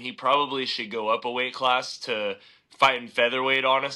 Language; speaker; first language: English; native; English